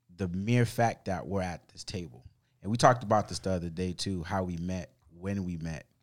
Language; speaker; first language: English; early bilingual, other home language; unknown